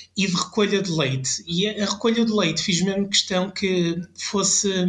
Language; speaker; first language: Portuguese; early bilingual, other home language; French